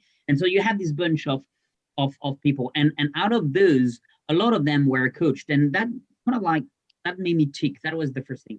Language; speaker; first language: English; non-native, fluent; French